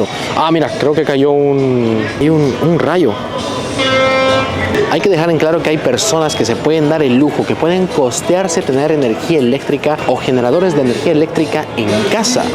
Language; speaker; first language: Spanish; native; Spanish